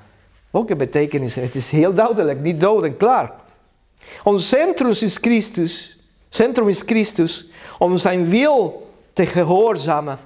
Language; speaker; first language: Dutch; non-native, learner; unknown